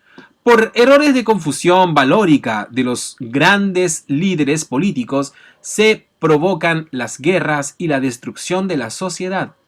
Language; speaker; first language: Spanish; native; Spanish